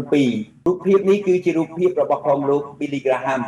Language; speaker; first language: Khmer; native; Khmer